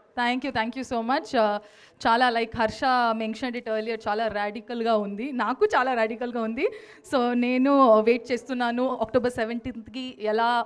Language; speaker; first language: Telugu; non-native, learner; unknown